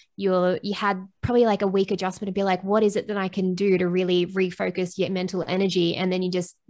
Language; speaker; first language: English; native; English